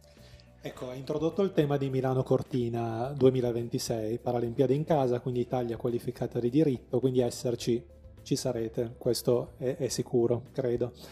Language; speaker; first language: Italian; native; Italian